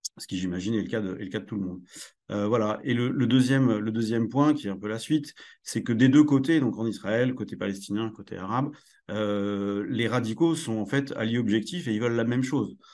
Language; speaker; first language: French; native; French